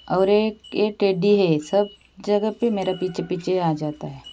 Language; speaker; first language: Hindi; non-native, local second language; Kannada